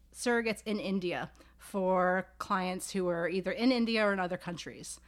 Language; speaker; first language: English; native; English